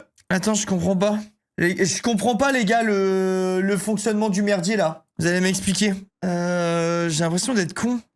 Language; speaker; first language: French; native; French